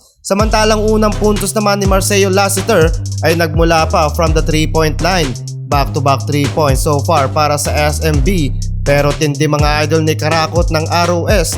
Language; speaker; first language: Filipino; native; Filipino